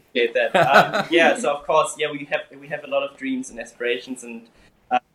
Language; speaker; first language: English; early bilingual, other home language; German